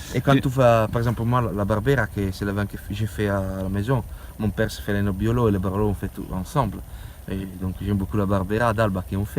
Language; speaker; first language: French; non-native, learner; Italian